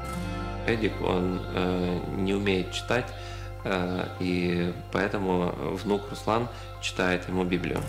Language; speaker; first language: Russian; native; Russian